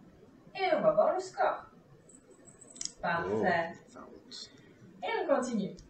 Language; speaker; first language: French; non-native, fluent; Czech